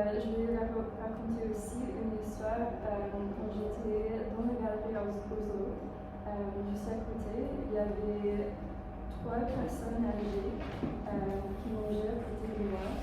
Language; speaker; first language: French; non-native, fluent; English